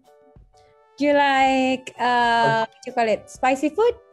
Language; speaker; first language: English; non-native, local second language; Indonesian